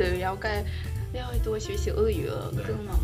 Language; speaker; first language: Chinese; non-native, learner; Russian